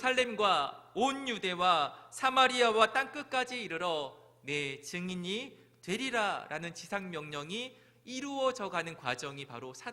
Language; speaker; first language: Korean; native; Korean